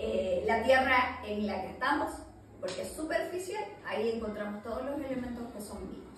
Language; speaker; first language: Spanish; native; Spanish